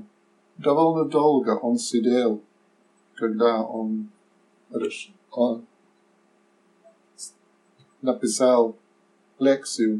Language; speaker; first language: Russian; non-native, learner; English